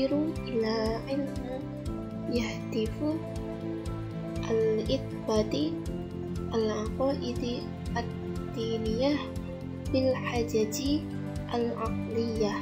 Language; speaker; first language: Arabic; non-native, learner; Indonesian